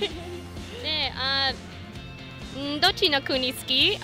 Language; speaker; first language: Japanese; non-native, learner; English